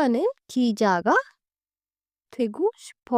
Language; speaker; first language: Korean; non-native, learner; Hindi